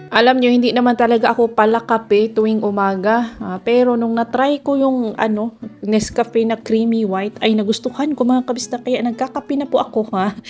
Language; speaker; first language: Filipino; non-native, local second language; Cebuano